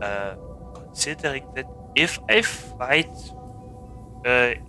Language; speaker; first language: English; non-native, fluent; German